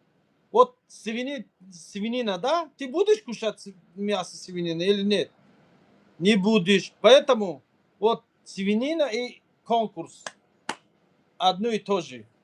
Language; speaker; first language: Russian; non-native, learner; Tajik